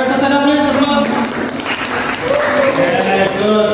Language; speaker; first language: English; non-native, fluent; Indonesian